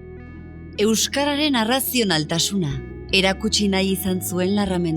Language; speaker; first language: Basque; native; Basque